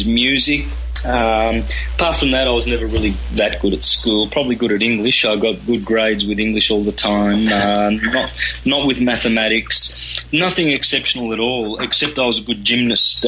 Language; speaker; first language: English; native; English